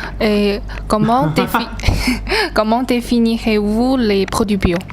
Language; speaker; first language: French; non-native, learner; Chinese